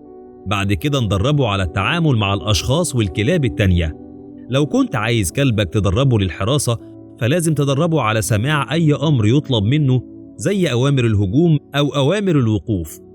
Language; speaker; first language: Arabic; native; Arabic